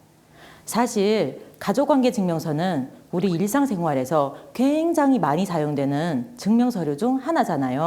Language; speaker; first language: Korean; non-native, fluent; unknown